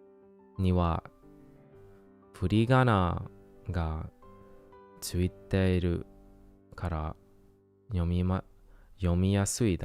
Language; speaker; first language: Japanese; non-native, learner; English